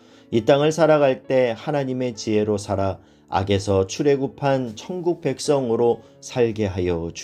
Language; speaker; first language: Korean; native; Korean